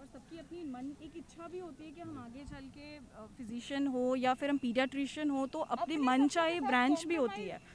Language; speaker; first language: Hindi; native; Hindi